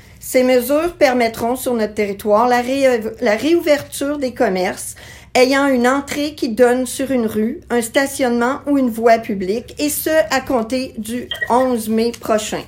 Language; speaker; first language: French; native; French